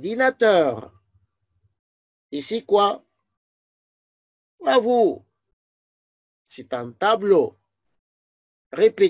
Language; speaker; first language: French; non-native, fluent; Arabic